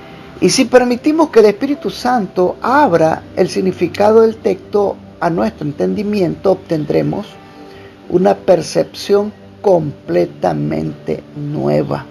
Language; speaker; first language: Spanish; native; Spanish